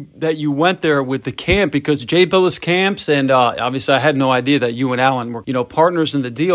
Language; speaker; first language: English; native; English